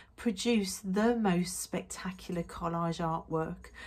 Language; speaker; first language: English; native; English